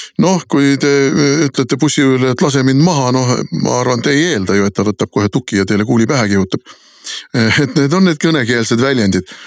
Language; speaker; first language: Estonian; native; Estonian